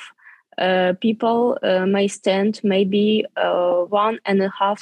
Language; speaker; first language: English; non-native, fluent; Ukrainian